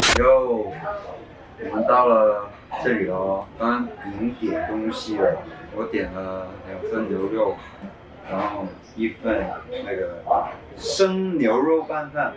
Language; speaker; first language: Chinese; non-native, local second language; Cantonese